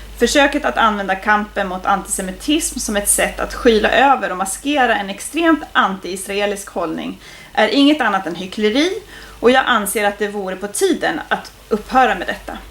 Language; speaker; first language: Swedish; native; Swedish